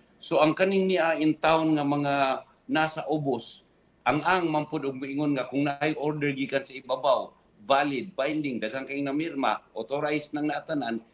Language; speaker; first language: Cebuano; native; Cebuano